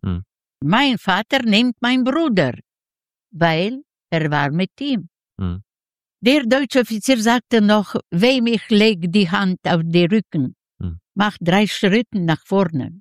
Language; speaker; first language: German; non-native, learner; Yiddish